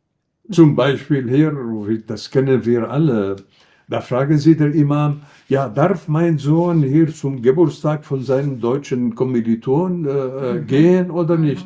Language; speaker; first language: German; non-native, fluent; Arabic